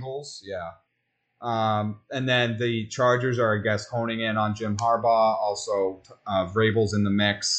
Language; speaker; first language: English; native; English